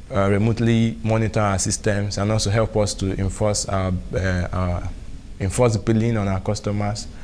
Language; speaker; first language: English; non-native, local second language; Igbo